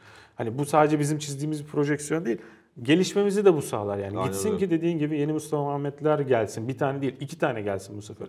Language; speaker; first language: Turkish; native; Turkish